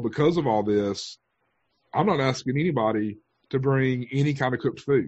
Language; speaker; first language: English; native; English